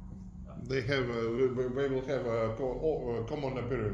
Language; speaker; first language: English; non-native, learner; Russian